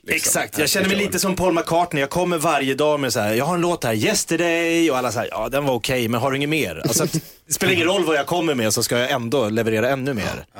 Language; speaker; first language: Swedish; native; Swedish